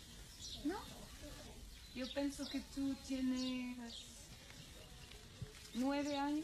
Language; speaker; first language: Spanish; non-native, learner; French